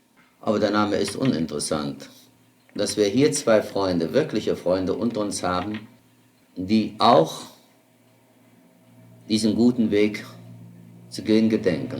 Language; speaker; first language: German; native; German